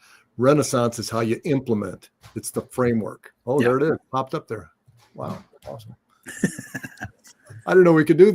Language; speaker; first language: English; native; English